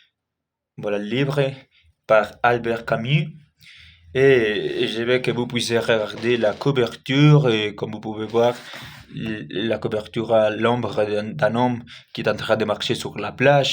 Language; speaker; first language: French; non-native, learner; Spanish